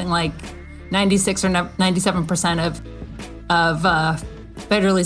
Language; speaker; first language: English; native; English